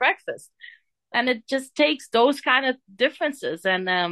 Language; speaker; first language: English; non-native, fluent; Dutch